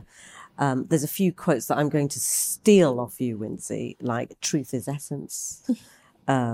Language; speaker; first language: English; native; English